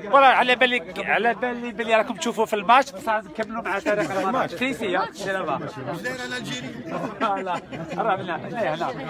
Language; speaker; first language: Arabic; early bilingual, heritage; French